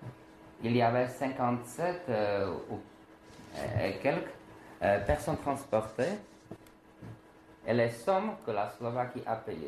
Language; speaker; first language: French; non-native, fluent; Slovak